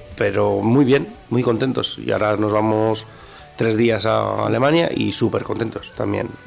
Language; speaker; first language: Spanish; native; Spanish